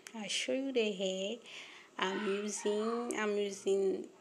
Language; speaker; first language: English; non-native, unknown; Haitian Creole